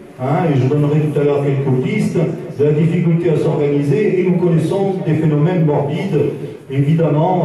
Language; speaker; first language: French; native; French